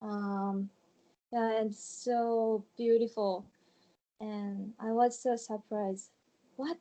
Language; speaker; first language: English; non-native, learner; Japanese